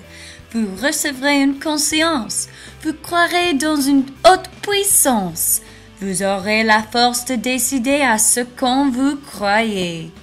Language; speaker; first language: French; non-native, learner; English